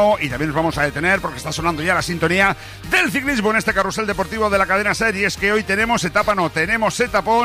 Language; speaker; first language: Spanish; native; Spanish